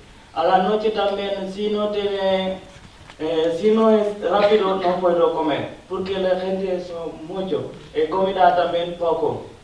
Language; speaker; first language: Spanish; non-native, learner; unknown